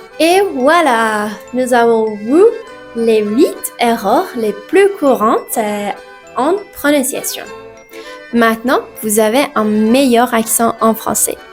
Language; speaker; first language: French; native; French